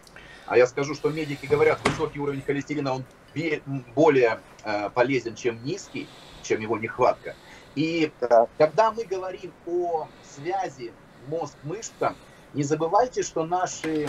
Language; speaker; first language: Russian; native; Russian